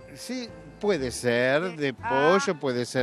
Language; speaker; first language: Portuguese; non-native, learner; Spanish